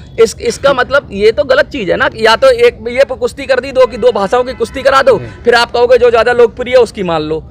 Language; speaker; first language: Hindi; native; Hindi